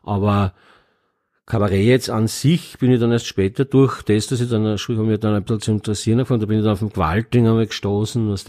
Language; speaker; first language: German; native; German